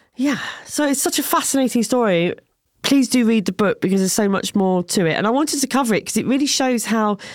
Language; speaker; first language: English; native; English